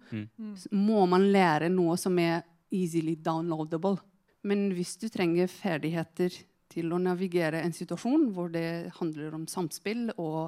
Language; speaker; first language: Norwegian; non-native, fluent; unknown